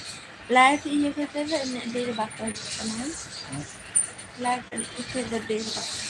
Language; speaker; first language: Hindi; non-native, local second language; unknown